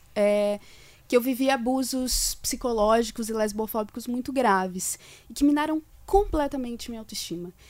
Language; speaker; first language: Portuguese; native; Portuguese